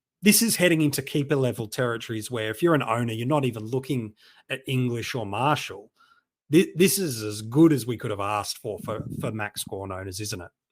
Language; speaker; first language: English; native; English